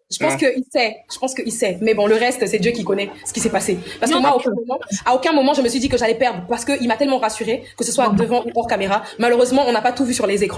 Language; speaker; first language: French; non-native, local second language; Lingala